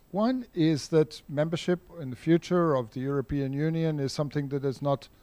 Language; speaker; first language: English; non-native, fluent; Portuguese